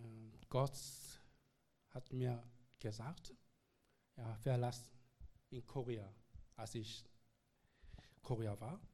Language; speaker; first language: German; non-native, learner; Korean